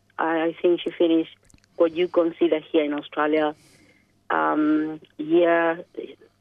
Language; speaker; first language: English; non-native, fluent; Spanish